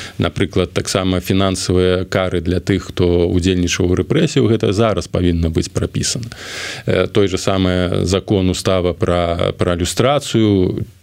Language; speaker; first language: Belarusian; non-native, local second language; Russian